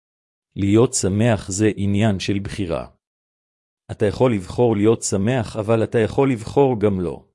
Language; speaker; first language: Hebrew; native; Hebrew